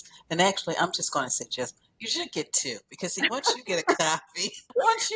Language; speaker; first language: English; native; English